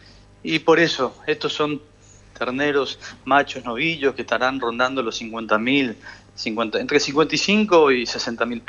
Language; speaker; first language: Spanish; native; Spanish